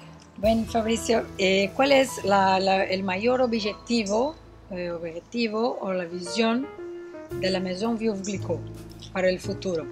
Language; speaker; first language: Spanish; non-native, fluent; Portuguese